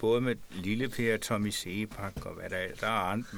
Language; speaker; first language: Danish; native; Danish